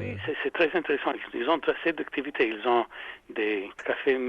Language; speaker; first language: French; non-native, fluent; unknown